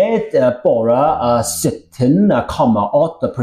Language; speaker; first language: Norwegian; non-native, learner; Welsh